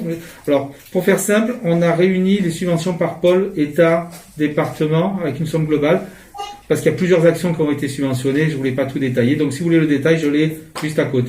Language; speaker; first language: French; native; French